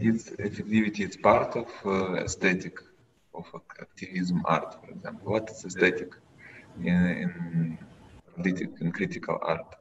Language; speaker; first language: English; non-native, learner; Russian